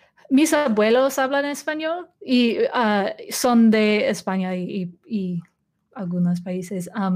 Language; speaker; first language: Spanish; non-native, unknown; English